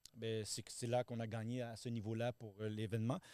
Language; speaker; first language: French; native; French